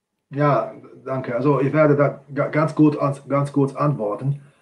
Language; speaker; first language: German; non-native, fluent; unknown